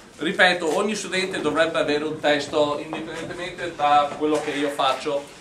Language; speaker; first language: Italian; non-native, fluent; English